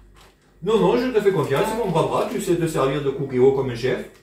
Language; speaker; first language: French; native; French